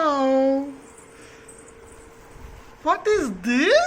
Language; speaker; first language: English; non-native, local second language; Telugu